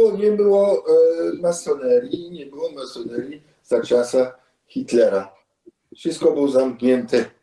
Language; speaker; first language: Polish; early bilingual, heritage; Polish